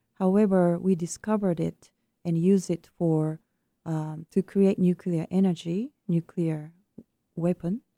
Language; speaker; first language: English; non-native, fluent; Japanese